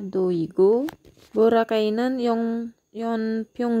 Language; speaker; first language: Korean; non-native, fluent; Indonesian